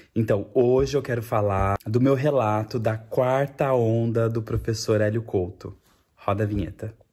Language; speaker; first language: Portuguese; native; Portuguese